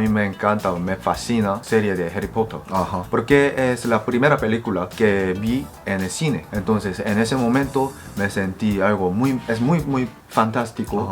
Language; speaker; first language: Spanish; non-native, fluent; Korean